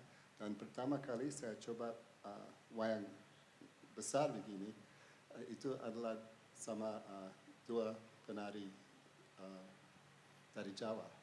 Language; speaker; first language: Indonesian; non-native, fluent; English